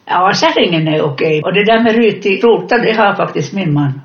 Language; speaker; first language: Swedish; non-native, fluent; Finnish